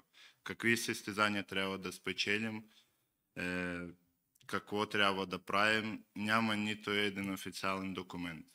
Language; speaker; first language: Bulgarian; non-native, learner; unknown